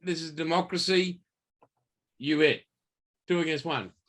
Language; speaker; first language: English; native; English